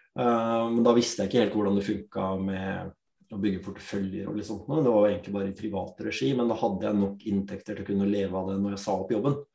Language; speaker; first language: Norwegian; early bilingual, other home language; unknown